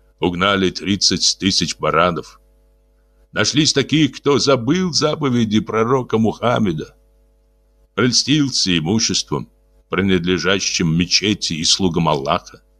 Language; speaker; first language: Russian; native; Russian